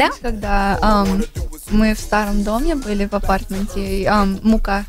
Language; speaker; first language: Russian; early bilingual, heritage; Russian